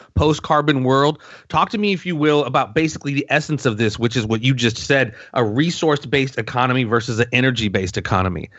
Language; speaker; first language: English; native; English